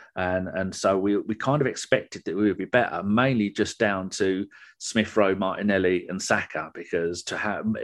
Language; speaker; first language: English; native; English